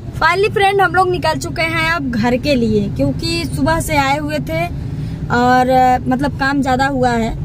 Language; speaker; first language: Hindi; native; Hindi